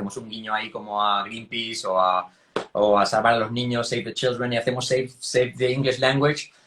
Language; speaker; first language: Spanish; native; Spanish